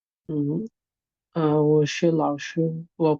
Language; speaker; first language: Chinese; non-native, learner; Bangla